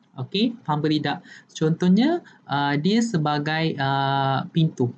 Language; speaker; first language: Malay; non-native, local second language; Tamil